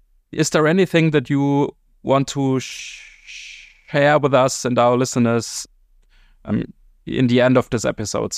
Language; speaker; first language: English; non-native, fluent; German